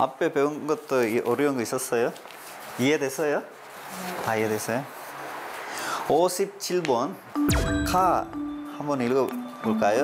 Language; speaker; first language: Korean; non-native, fluent; Sinhala